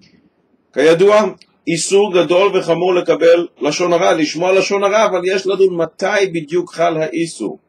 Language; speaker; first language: Hebrew; native; Hebrew